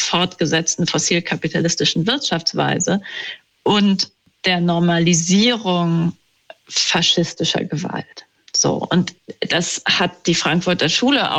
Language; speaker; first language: German; native; German